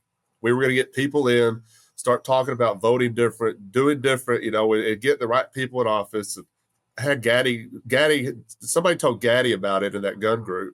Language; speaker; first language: English; native; English